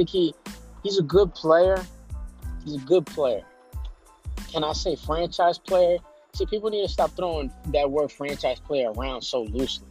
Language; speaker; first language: English; native; English